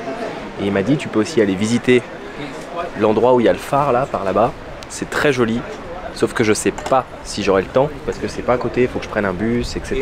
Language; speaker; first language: French; native; French